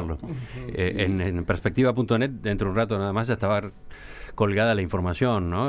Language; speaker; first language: Spanish; native; Spanish